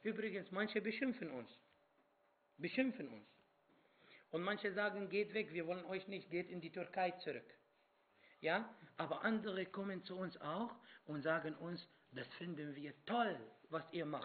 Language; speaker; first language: German; non-native, fluent; Arabic